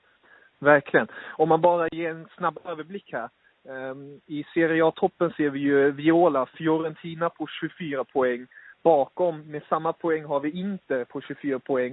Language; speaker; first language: Swedish; native; Swedish